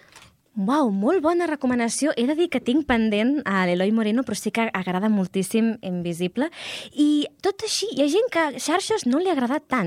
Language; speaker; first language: Catalan; native; Catalan